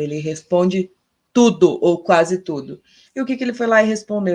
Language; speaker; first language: Portuguese; native; Portuguese